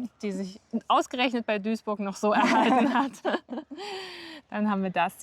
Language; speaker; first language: German; native; German